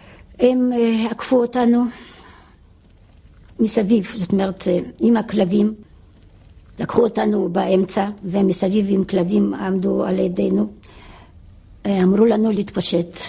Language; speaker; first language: Hebrew; non-native, fluent; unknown